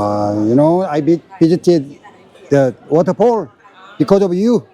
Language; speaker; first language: English; non-native, learner; Korean